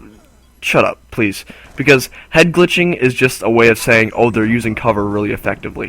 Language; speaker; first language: English; native; English